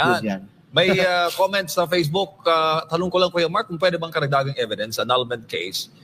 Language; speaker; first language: Filipino; native; Filipino